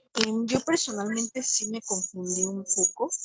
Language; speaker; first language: Spanish; native; Spanish